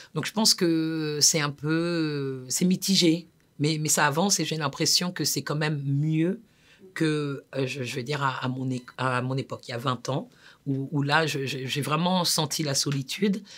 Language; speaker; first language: French; native; French